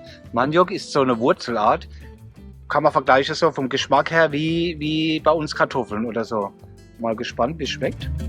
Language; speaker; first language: German; native; German